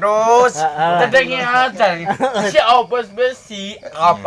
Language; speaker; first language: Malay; non-native, local second language; Sundanese